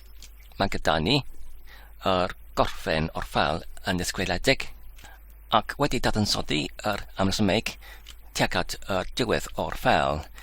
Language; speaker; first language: Welsh; non-native, learner; Polish